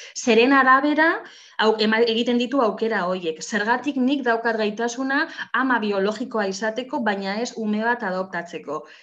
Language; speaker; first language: Basque; non-native, local second language; Spanish